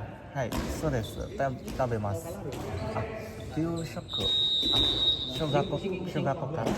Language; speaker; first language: Japanese; non-native, learner; Indonesian